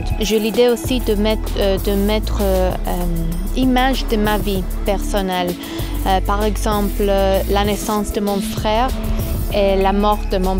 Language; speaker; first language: French; non-native, fluent; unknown